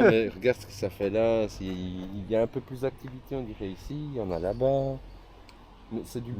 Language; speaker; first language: French; native; French